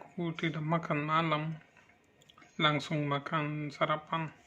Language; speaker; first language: Indonesian; non-native, learner; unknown